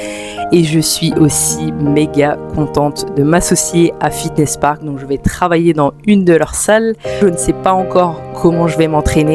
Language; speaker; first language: French; native; French